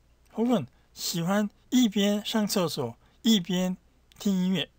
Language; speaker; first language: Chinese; non-native, fluent; Korean